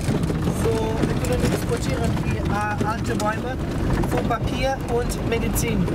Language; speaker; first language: German; non-native, learner; Portuguese